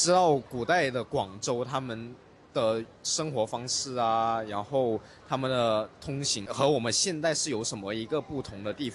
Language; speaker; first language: Chinese; native; Chinese